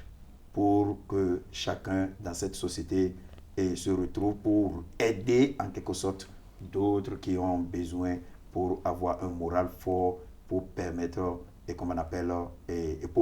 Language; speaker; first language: French; non-native, fluent; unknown